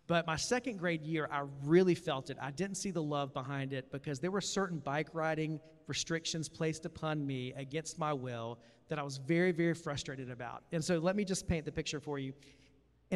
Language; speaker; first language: English; native; English